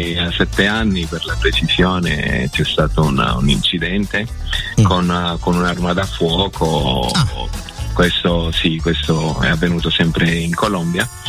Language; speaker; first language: Italian; early bilingual, other home language; Spanish